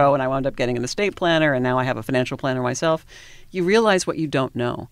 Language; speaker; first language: English; native; English